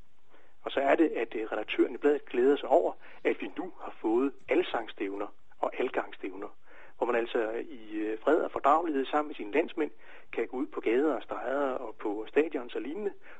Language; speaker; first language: Danish; native; Danish